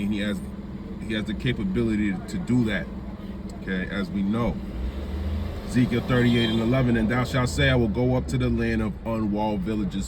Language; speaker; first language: English; native; English